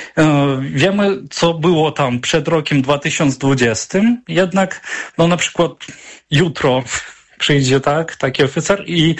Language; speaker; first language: Polish; non-native, fluent; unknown